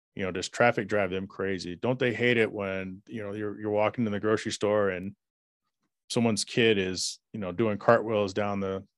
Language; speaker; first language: English; native; English